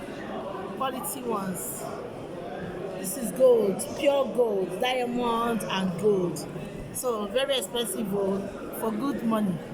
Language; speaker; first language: English; non-native, learner; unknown